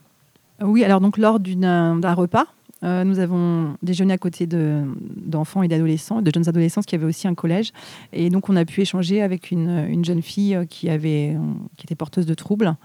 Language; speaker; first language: French; native; French